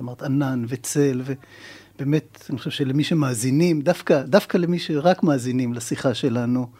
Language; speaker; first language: Hebrew; native; Hebrew